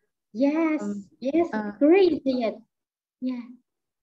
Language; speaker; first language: English; non-native, fluent; Chinese